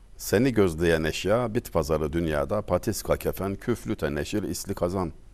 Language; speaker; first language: Turkish; native; Turkish